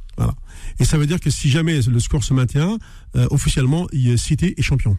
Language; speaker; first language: French; native; French